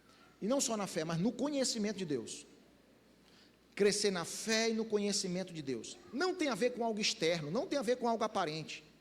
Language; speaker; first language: Portuguese; native; Portuguese